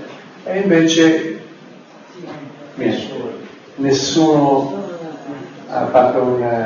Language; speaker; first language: Italian; non-native, fluent; English